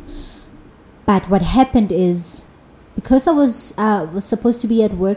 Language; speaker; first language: English; non-native, local second language; Zulu